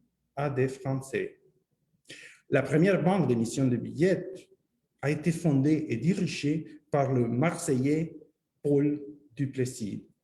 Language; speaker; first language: French; non-native, fluent; Spanish